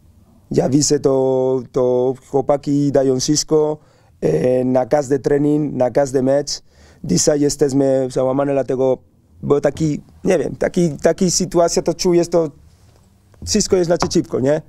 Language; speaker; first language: Polish; non-native, learner; Spanish